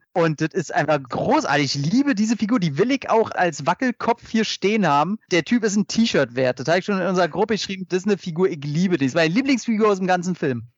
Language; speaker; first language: German; native; German